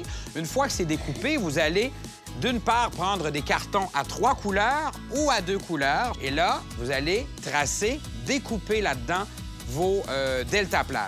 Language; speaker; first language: French; native; French